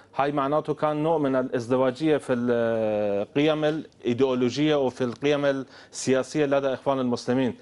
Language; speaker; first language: Arabic; non-native, fluent; Persian